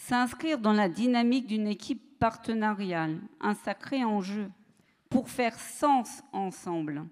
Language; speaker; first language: French; native; French